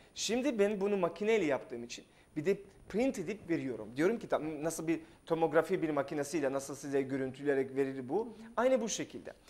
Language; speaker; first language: Turkish; non-native, fluent; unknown